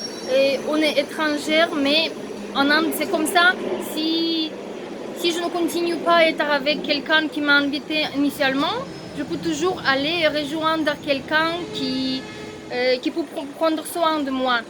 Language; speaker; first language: French; non-native, fluent; Russian